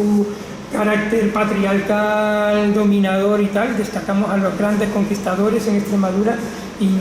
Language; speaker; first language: Spanish; native; Spanish